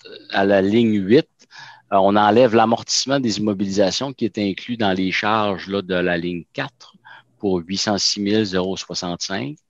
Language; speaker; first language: French; native; French